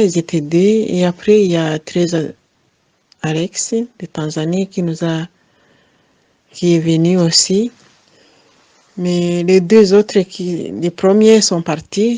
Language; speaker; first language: French; non-native, fluent; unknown